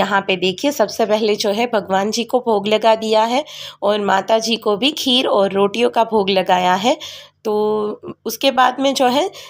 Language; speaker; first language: Hindi; non-native, local second language; Gujarati